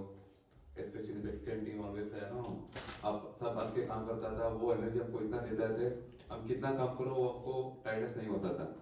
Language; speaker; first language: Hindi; non-native, local second language; Kannada